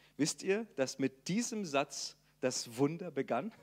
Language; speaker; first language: German; non-native, fluent; Portuguese